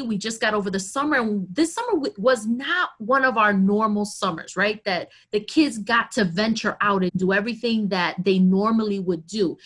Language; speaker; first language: English; early bilingual, other home language; Spanish